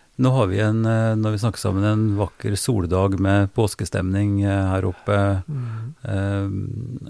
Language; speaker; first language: Norwegian; native; Norwegian